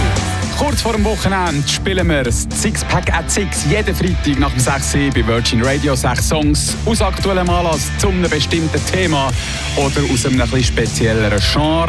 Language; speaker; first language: German; native; German